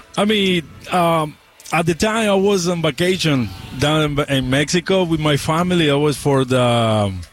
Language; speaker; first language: English; non-native, learner; Spanish